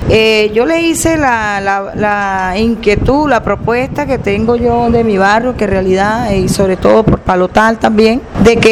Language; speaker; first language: Spanish; native; Spanish